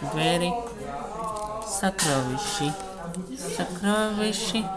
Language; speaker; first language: Russian; non-native, learner; Italian